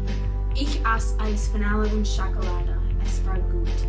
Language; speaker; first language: German; non-native, learner; English